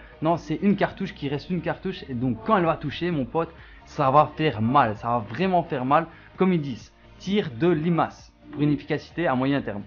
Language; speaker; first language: French; native; French